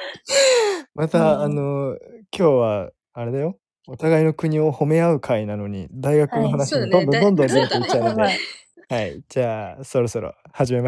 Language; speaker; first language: Japanese; native; Japanese